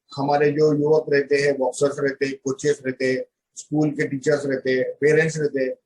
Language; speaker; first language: Hindi; non-native, local second language; Marathi